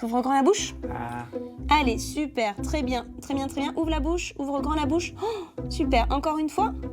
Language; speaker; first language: French; native; French